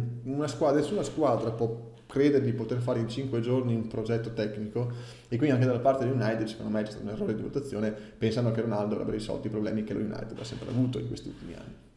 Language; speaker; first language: Italian; native; Italian